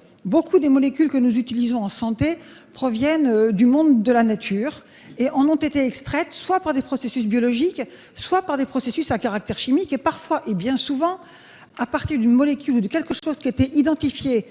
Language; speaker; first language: French; native; French